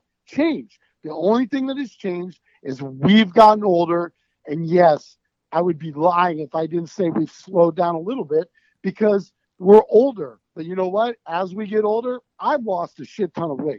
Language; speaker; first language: English; native; English